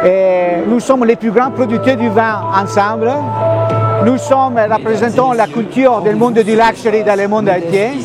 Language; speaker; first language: French; non-native, fluent; Italian